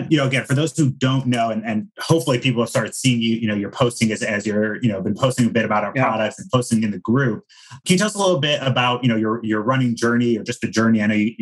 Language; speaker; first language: English; native; English